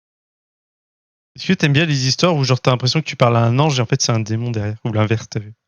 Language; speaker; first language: French; native; French